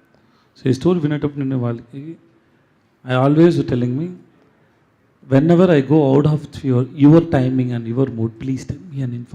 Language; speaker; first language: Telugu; non-native, learner; Tamil